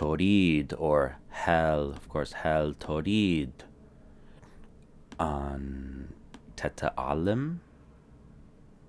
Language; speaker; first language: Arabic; non-native, fluent; English